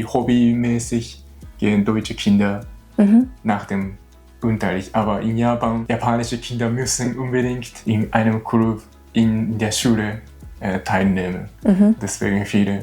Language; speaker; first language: German; non-native, learner; Japanese